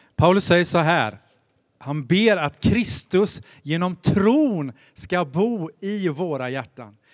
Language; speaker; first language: Swedish; native; Swedish